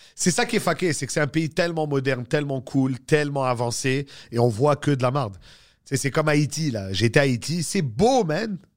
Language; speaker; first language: French; native; French